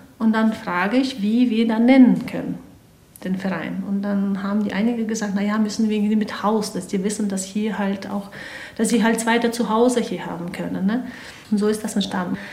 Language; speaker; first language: German; non-native, fluent; Ukrainian